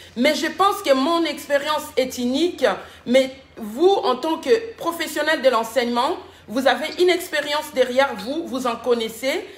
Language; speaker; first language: French; non-native, local second language; Lingala